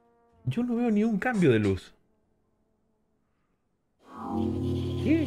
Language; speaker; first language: Spanish; native; Spanish